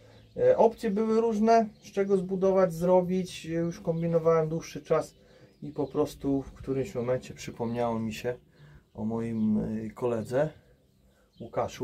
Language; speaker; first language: Polish; native; Polish